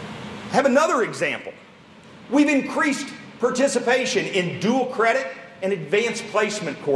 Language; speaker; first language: English; native; English